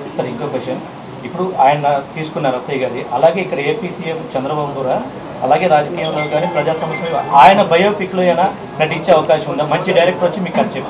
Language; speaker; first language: Telugu; native; Telugu